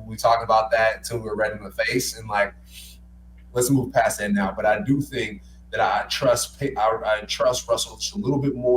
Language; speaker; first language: English; native; English